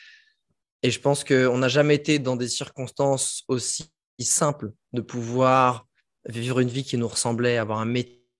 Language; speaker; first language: French; native; French